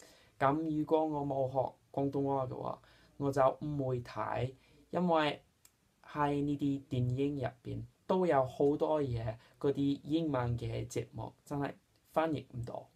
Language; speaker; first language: Cantonese; non-native, fluent; English